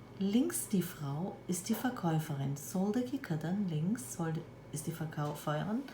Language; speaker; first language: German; non-native, fluent; Turkish